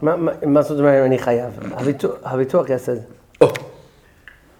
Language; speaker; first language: Hebrew; non-native, fluent; English